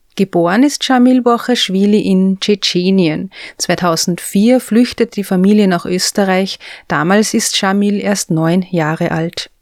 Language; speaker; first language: German; native; German